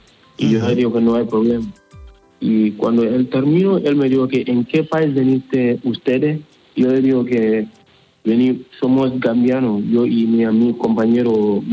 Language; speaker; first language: Spanish; non-native, learner; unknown